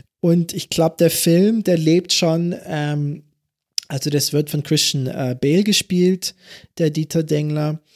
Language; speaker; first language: German; early bilingual, other home language; English